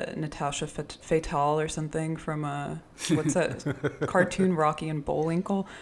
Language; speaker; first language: English; early bilingual, other home language; Russian